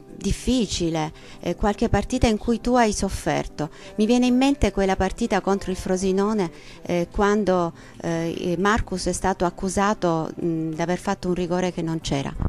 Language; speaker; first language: Italian; native; Italian